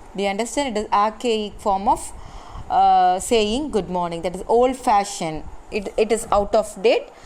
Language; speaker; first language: English; non-native, local second language; Tamil